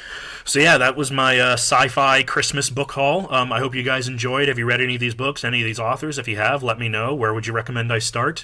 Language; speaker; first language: English; native; English